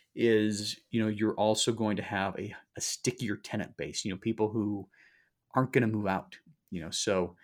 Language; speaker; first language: English; native; English